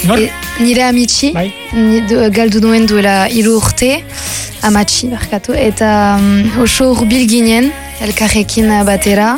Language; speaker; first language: Basque; non-native, local second language; French